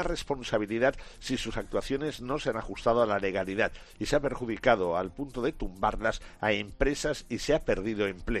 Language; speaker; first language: Spanish; native; Spanish